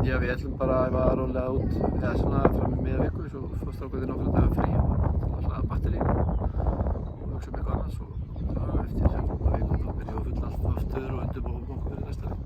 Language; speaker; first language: Icelandic; native; Icelandic